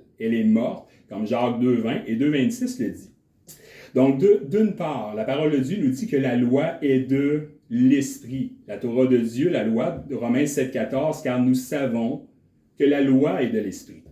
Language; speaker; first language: French; native; French